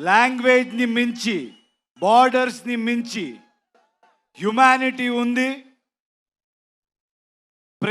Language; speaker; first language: Telugu; non-native, learner; Kannada